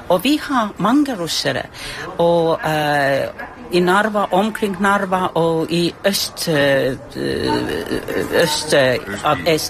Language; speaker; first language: Danish; non-native, fluent; Estonian